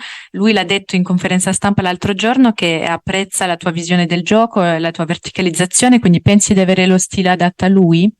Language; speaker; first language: Italian; native; Italian